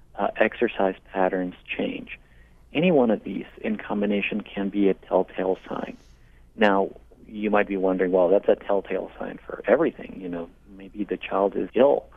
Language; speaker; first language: English; non-native, fluent; Spanish